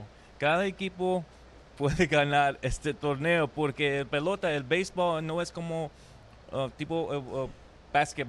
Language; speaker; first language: Spanish; early bilingual, heritage; Spanish